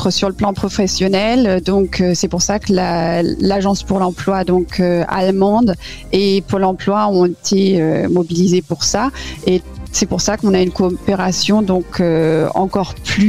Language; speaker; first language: French; native; French